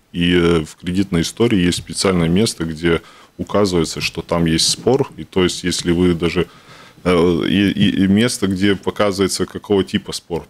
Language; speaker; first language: Russian; non-native, local second language; Latvian